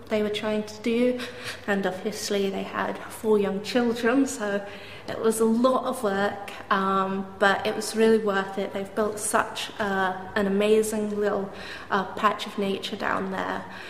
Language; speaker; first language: English; native; English